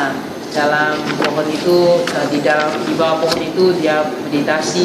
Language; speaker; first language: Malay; non-native, fluent; Chinese